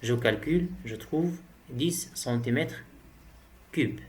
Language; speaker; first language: French; non-native, local second language; Arabic